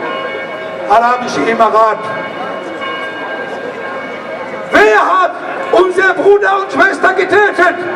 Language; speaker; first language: German; non-native, learner; Arabic